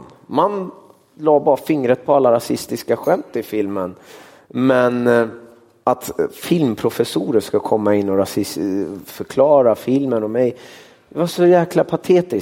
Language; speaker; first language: Swedish; early bilingual, other home language; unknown